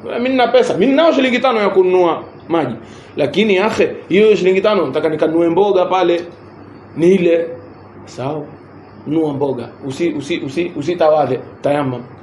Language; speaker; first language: Swahili; native; Swahili